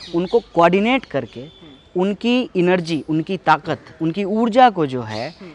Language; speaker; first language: Hindi; native; Hindi